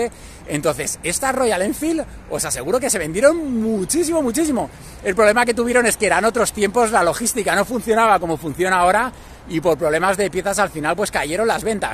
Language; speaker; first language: Spanish; native; Spanish